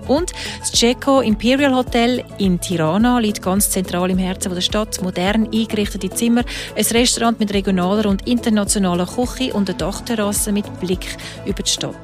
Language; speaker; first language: German; native; German